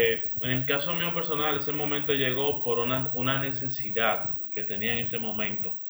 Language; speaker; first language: Spanish; native; Spanish